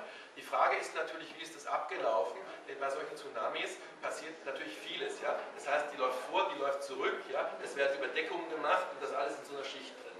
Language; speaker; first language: German; native; German